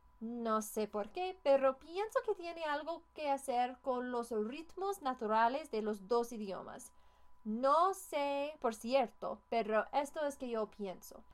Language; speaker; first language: Spanish; non-native, fluent; English